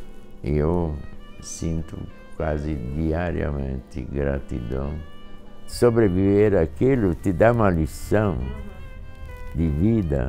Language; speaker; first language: Portuguese; non-native, fluent; Hungarian